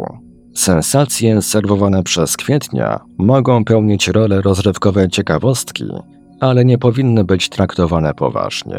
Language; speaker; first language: Polish; native; Polish